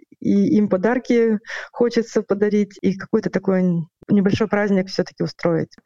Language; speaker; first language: Russian; non-native, local second language; Ukrainian